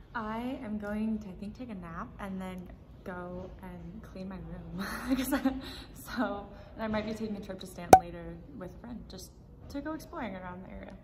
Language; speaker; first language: English; native; English